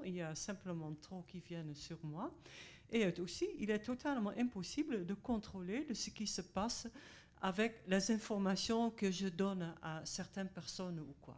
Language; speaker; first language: French; non-native, fluent; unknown